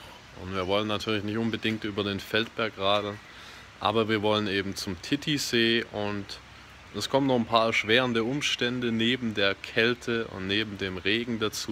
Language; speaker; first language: German; native; German